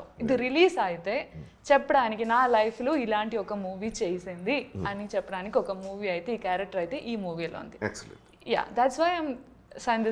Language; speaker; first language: Telugu; non-native, learner; Malayalam